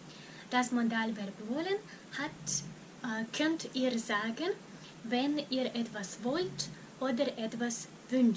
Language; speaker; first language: German; non-native, fluent; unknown